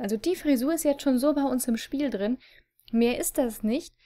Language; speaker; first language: German; native; German